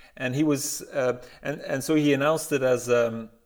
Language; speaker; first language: English; non-native, fluent; Dutch